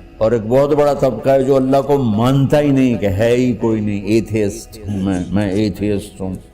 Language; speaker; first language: Urdu; non-native, local second language; Punjabi